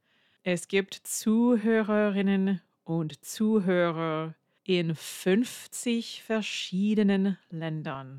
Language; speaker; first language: German; non-native, fluent; English